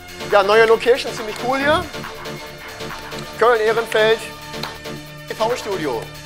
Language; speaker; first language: German; native; German